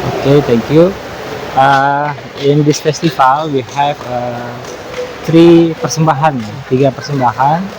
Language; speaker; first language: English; non-native, learner; Indonesian